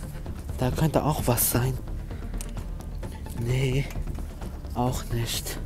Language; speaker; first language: German; early bilingual, other home language; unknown